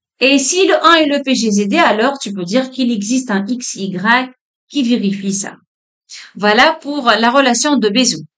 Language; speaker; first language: French; non-native, local second language; Arabic